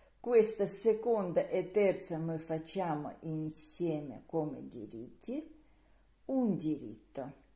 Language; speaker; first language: Italian; non-native, learner; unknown